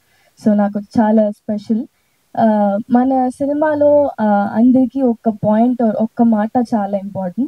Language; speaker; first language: Telugu; non-native, learner; Tamil